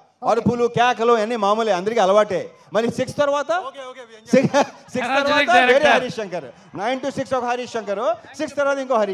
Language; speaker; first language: Telugu; native; Telugu